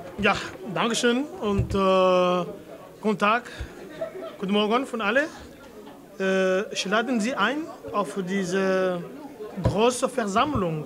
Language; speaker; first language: German; non-native, learner; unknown